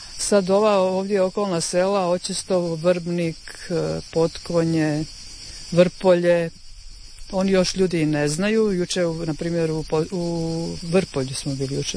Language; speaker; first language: Croatian; native; Croatian